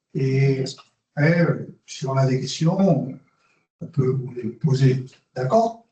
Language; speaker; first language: French; non-native, fluent; Spanish